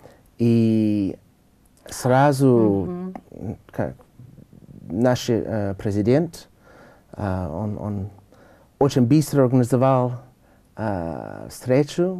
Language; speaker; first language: Russian; non-native, learner; English